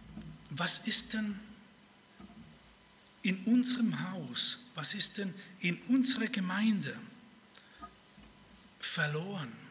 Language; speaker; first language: German; early bilingual, other home language; Spanish